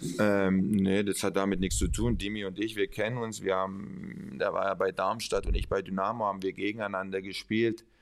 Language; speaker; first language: German; early bilingual, other home language; Spanish